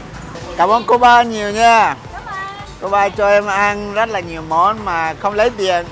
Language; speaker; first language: Vietnamese; non-native, fluent; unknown